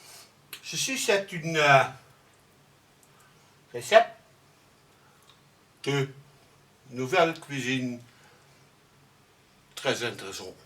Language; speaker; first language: French; non-native, learner; Dutch